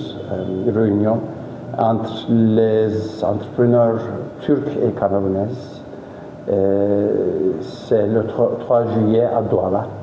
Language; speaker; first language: French; non-native, fluent; Turkish